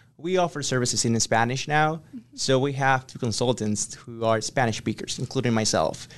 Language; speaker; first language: English; non-native, fluent; Spanish